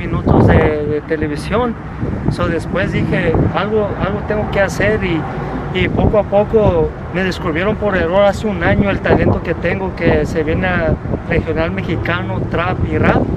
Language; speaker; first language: Spanish; early bilingual, heritage; Spanish